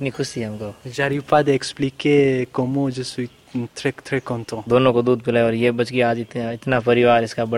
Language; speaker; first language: French; non-native, learner; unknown